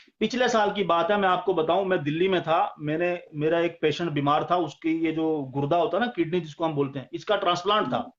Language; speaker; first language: Urdu; non-native, local second language; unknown